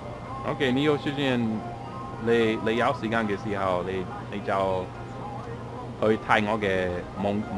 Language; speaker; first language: Cantonese; non-native, learner; English